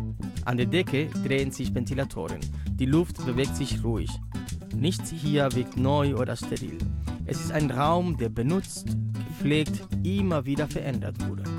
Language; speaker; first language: German; native; German